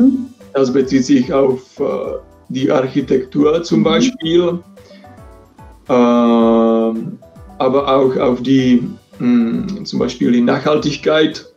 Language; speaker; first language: German; non-native, fluent; Czech